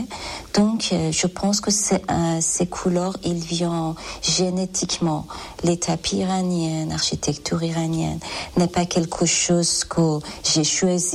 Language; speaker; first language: French; non-native, fluent; Persian